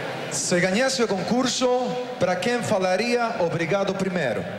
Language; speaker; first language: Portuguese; non-native, learner; Spanish